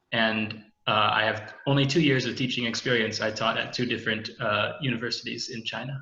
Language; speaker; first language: English; native; English